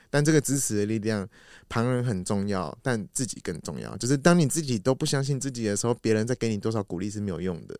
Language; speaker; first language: Chinese; native; Chinese